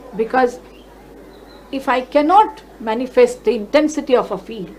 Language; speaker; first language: English; non-native, local second language; Hindi